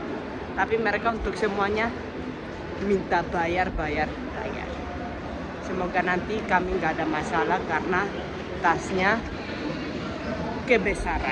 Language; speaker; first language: Indonesian; non-native, fluent; Spanish